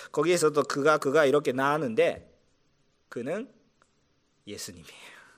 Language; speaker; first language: Korean; non-native, fluent; Japanese